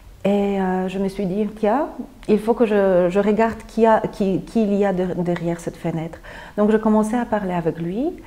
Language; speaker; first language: French; non-native, fluent; Polish